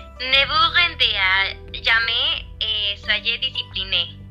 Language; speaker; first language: French; non-native, learner; Spanish